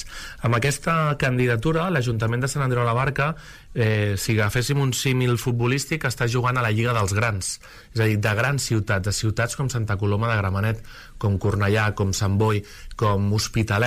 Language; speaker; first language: Catalan; native; Catalan